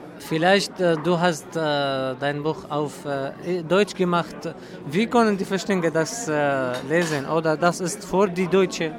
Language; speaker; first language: German; non-native, learner; Arabic